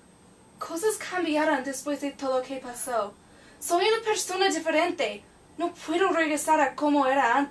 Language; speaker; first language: Spanish; non-native, learner; English